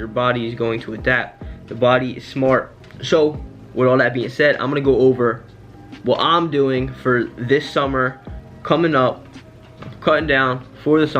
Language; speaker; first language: English; native; English